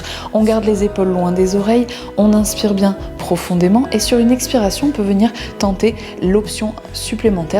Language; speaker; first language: French; native; French